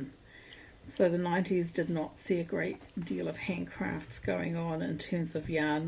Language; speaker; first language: English; native; English